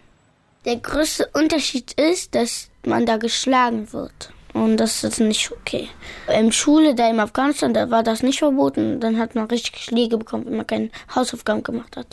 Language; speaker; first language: German; early bilingual, other home language; Pashto